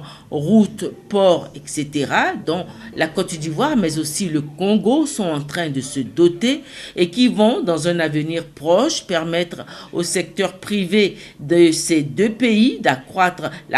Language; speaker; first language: French; native; French